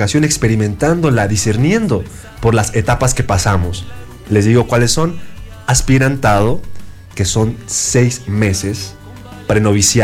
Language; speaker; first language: Spanish; native; Spanish